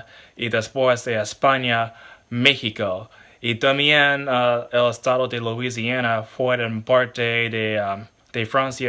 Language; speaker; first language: Spanish; non-native, learner; English